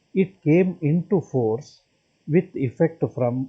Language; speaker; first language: English; non-native, local second language; Kannada